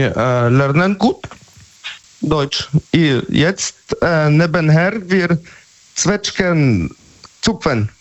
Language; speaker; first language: German; non-native, learner; Polish